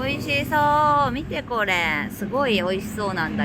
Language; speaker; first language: Japanese; native; Japanese